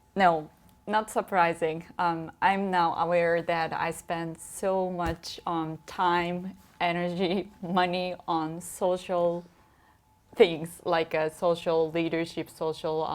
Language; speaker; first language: English; non-native, fluent; Japanese